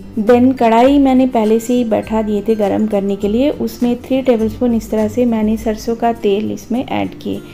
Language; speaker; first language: Hindi; non-native, local second language; Bangla